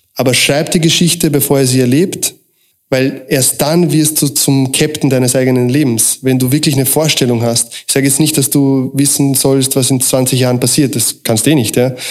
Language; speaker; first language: German; early bilingual, other home language; Croatian